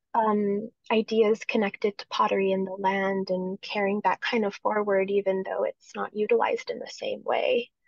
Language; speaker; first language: English; native; English